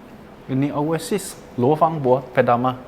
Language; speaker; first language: Indonesian; non-native, learner; Chinese